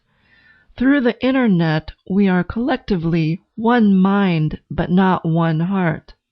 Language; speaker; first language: English; native; English